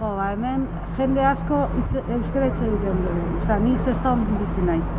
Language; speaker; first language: Basque; non-native, local second language; Spanish